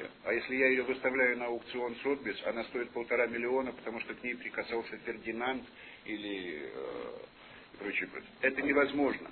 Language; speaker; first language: Russian; native; Russian